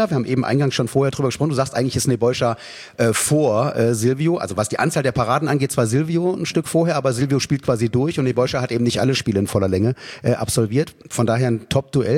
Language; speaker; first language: German; native; German